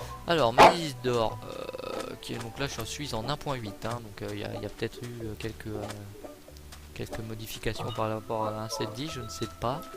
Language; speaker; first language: French; native; French